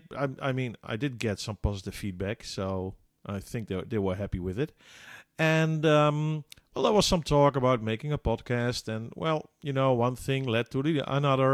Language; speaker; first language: English; non-native, fluent; Dutch